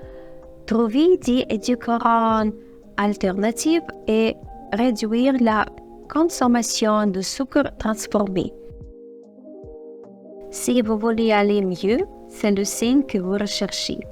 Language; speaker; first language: French; non-native, fluent; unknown